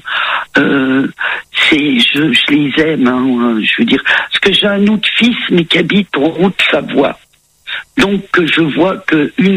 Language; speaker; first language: French; native; French